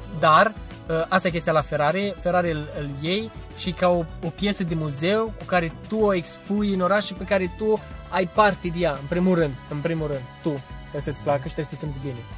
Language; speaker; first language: Romanian; early bilingual, heritage; Romanian